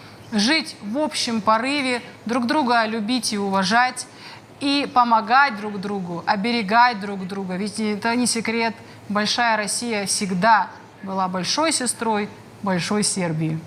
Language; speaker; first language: Russian; native; Russian